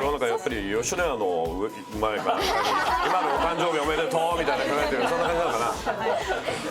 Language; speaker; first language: Japanese; native; Japanese